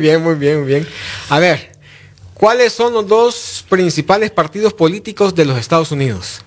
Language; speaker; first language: Spanish; native; Spanish